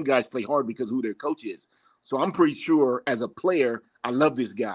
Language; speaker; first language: English; native; English